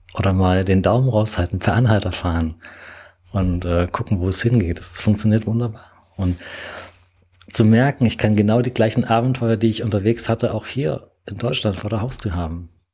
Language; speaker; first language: German; native; German